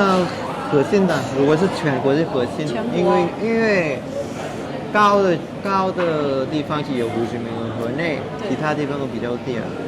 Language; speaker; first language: Chinese; non-native, fluent; Vietnamese